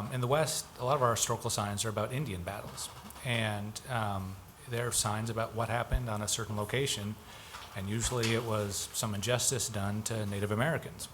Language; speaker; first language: English; native; English